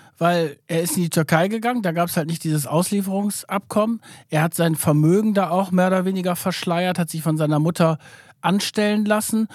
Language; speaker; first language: German; early bilingual, other home language; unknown